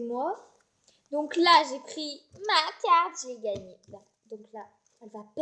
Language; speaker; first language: French; native; French